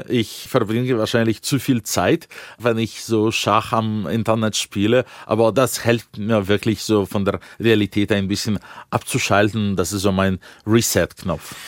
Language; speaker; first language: German; non-native, fluent; Russian